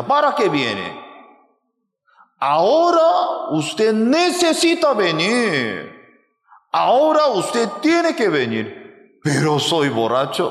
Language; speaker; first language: Spanish; non-native, fluent; Korean